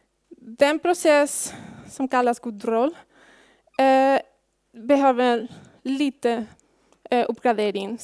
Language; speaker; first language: Swedish; non-native, fluent; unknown